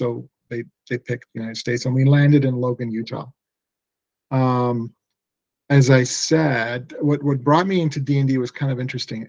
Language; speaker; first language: English; early bilingual, other home language; Persian